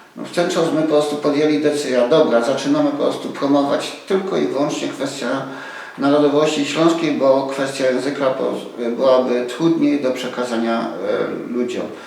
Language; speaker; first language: Polish; native; Polish